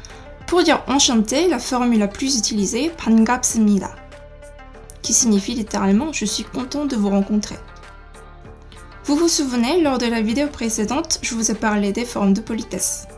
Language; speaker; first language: French; native; French